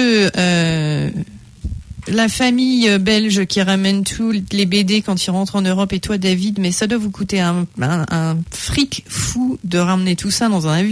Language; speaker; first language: French; native; French